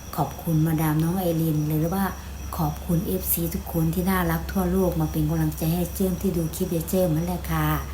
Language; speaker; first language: Thai; native; Thai